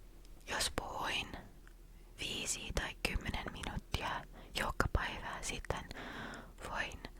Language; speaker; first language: Finnish; non-native, learner; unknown